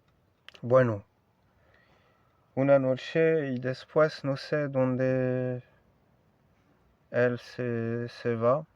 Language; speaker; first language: Spanish; non-native, learner; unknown